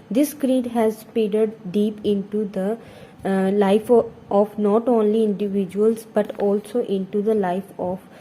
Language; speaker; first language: English; non-native, local second language; Punjabi